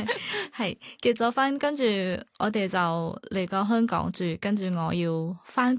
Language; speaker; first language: Cantonese; non-native, learner; Thai